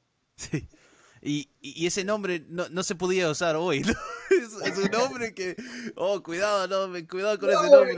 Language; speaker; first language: Spanish; early bilingual, heritage; Spanish